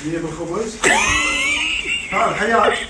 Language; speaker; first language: Arabic; native; Arabic